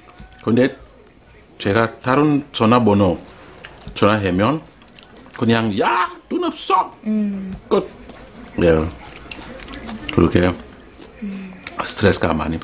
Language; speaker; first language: Korean; non-native, learner; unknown